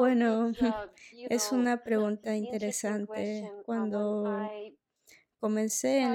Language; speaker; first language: Spanish; non-native, fluent; Russian